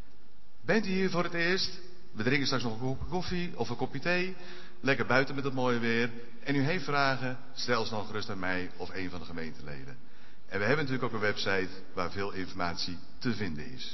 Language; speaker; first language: Dutch; native; Dutch